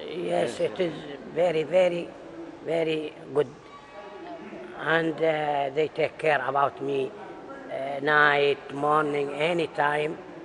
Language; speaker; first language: English; non-native, learner; Arabic